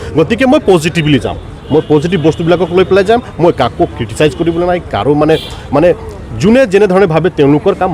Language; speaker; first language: Assamese; non-native, local second language; Hindi